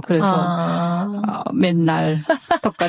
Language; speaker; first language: Korean; non-native, learner; Kyrgyz